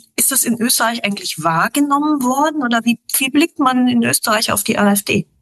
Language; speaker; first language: German; native; German